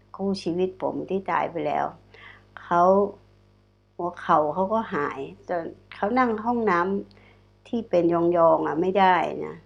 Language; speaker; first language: Thai; non-native, local second language; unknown